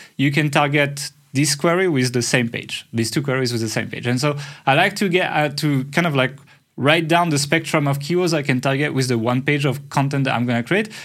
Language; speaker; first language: English; non-native, fluent; French